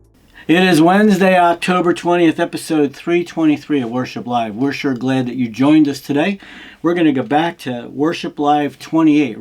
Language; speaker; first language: English; native; English